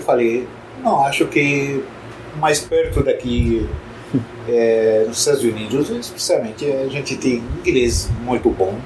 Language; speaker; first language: Portuguese; non-native, fluent; Arabic